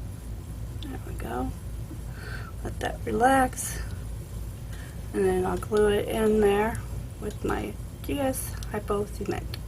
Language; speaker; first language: English; native; English